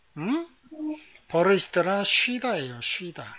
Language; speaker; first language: Korean; native; Korean